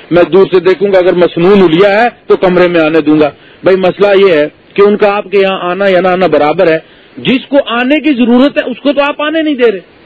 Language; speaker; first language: Urdu; native; Urdu